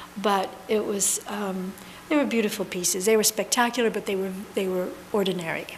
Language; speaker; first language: English; native; English